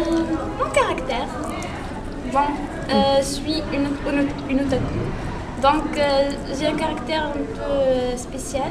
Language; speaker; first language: French; non-native, local second language; Arabic